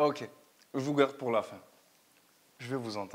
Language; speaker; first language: French; native; French